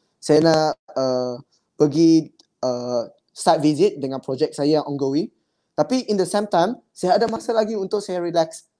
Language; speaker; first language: Malay; non-native, local second language; Chinese